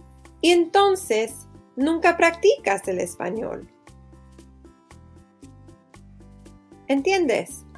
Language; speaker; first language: Spanish; non-native, fluent; English